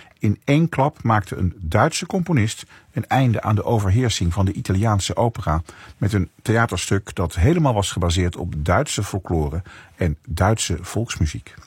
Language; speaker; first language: Dutch; native; Dutch